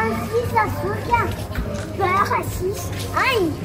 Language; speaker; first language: French; non-native, learner; Malagasy